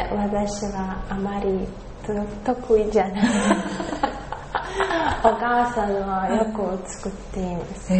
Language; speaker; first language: Japanese; non-native, learner; Russian